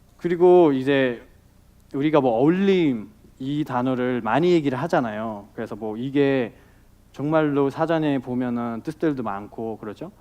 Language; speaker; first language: Korean; non-native, fluent; Nepali